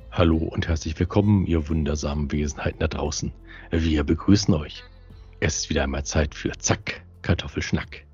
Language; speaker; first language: German; native; German